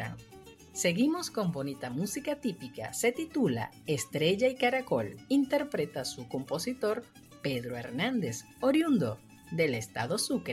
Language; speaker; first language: Spanish; native; Spanish